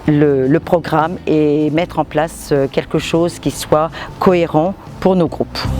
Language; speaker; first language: French; native; French